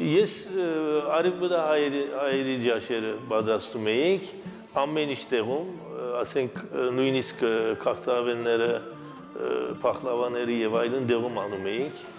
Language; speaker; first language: Armenian; early bilingual, heritage; Armenian